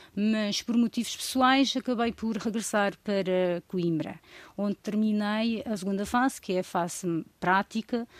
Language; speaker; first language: Portuguese; non-native, local second language; Kabuverdianu